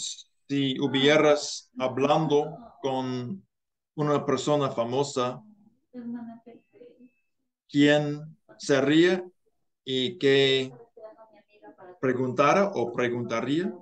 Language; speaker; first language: Spanish; non-native, learner; English